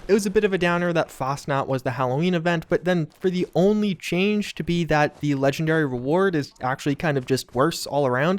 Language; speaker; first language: English; native; English